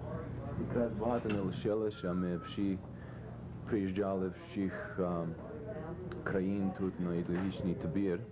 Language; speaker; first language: Ukrainian; early bilingual, heritage; Ukrainian